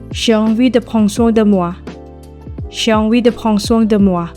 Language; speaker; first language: French; non-native, learner; Thai